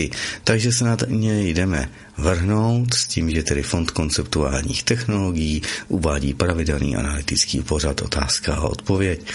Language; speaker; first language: Czech; native; Czech